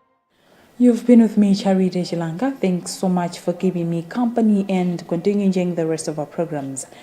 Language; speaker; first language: English; non-native, local second language; Nyanja